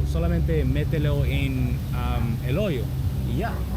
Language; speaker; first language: Spanish; non-native, learner; English